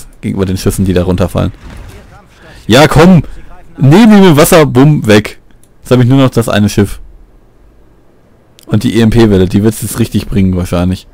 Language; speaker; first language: German; native; German